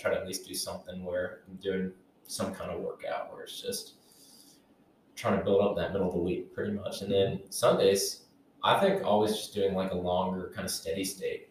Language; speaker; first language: English; native; English